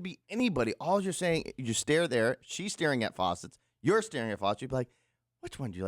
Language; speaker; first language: English; native; English